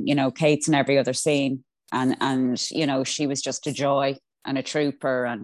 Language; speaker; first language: English; native; English